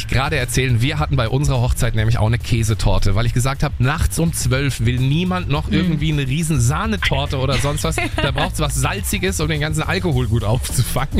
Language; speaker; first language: German; native; German